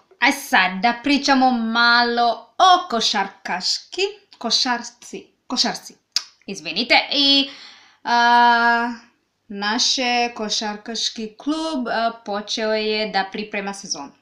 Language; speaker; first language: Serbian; non-native, learner; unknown